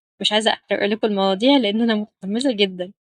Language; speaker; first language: Arabic; native; Arabic